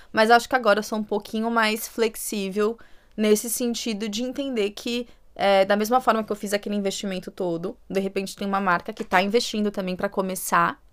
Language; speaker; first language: Portuguese; native; Portuguese